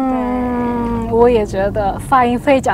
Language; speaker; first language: Chinese; non-native, learner; Japanese